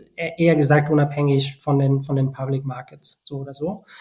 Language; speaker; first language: German; non-native, fluent; Spanish